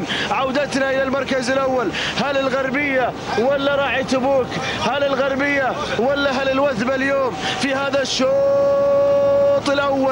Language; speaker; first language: Arabic; native; Arabic